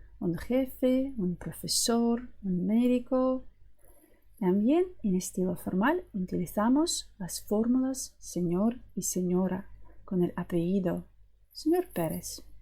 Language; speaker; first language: Spanish; non-native, fluent; Ukrainian